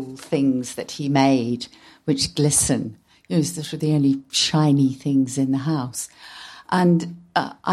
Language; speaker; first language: English; native; English